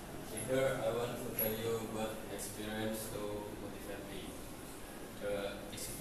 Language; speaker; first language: English; non-native, learner; Indonesian